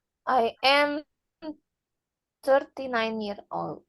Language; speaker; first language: English; non-native, learner; Indonesian